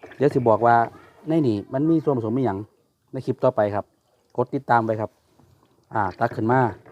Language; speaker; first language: Thai; native; Thai